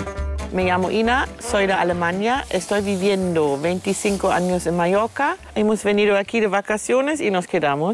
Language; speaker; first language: Spanish; non-native, fluent; German